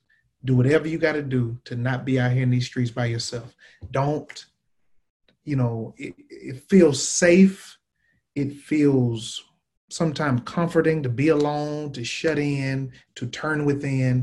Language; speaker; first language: English; native; English